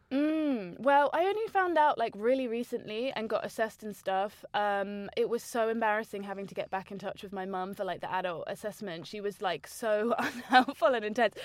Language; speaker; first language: English; native; English